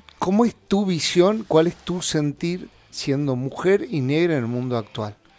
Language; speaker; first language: Spanish; native; Spanish